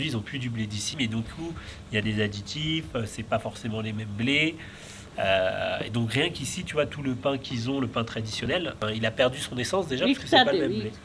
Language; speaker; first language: French; native; French